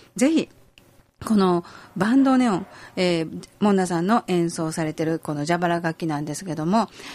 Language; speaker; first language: Japanese; native; Japanese